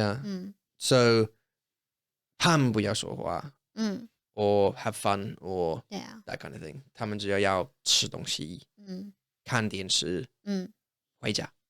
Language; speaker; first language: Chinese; non-native, learner; English